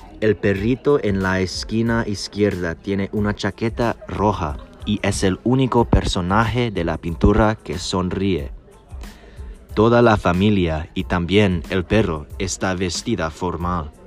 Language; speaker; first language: Spanish; non-native, learner; English